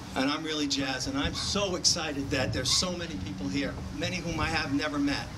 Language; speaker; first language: English; native; English